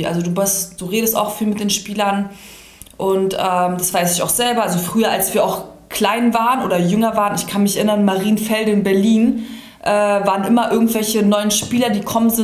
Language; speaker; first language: German; early bilingual, other home language; Serbian